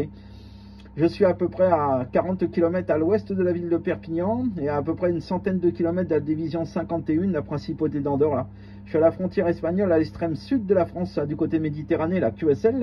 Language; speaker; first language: French; native; French